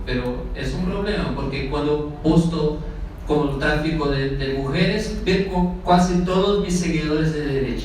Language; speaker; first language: Spanish; non-native, fluent; Portuguese